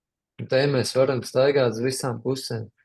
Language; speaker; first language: Latvian; native; Latvian